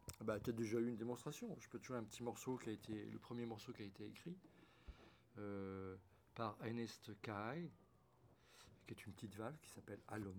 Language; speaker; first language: French; native; French